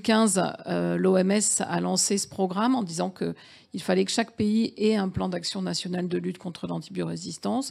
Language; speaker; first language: French; native; French